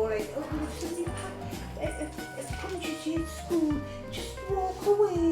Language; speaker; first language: English; native; English